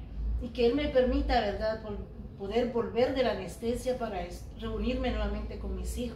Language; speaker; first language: Spanish; native; Spanish